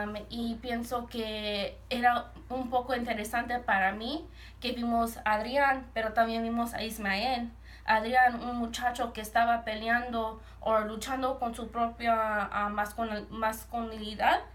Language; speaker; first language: Spanish; early bilingual, heritage; Spanish